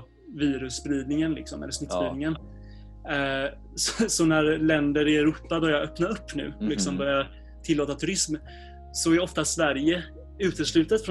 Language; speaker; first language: Swedish; native; Swedish